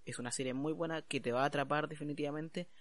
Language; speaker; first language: Spanish; native; Spanish